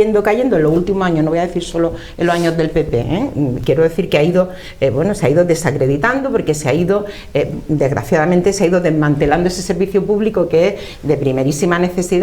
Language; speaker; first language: Spanish; native; Spanish